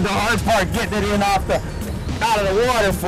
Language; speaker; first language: English; native; English